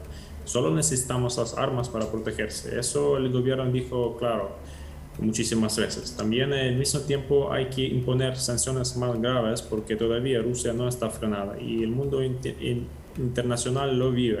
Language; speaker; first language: Spanish; non-native, fluent; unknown